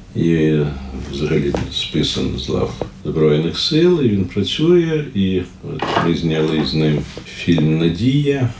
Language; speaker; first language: Ukrainian; non-native, local second language; Russian